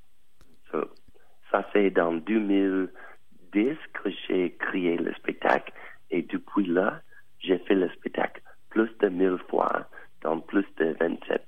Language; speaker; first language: French; non-native, learner; English